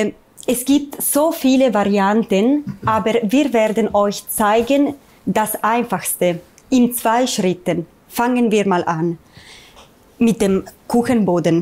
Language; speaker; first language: German; non-native, learner; Italian